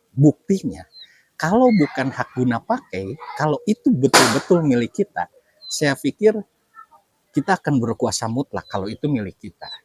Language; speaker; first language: Indonesian; non-native, local second language; Sundanese